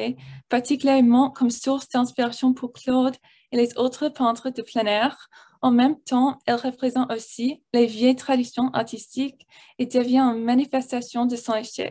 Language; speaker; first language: French; non-native, learner; English